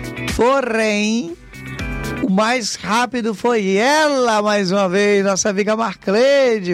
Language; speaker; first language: Portuguese; native; Portuguese